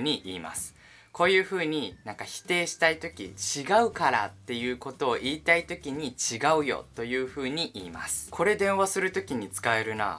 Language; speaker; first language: Japanese; native; Japanese